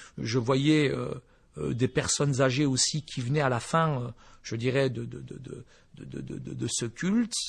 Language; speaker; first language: French; early bilingual, other home language; Berber languages